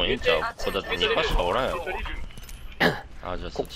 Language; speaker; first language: Japanese; native; Japanese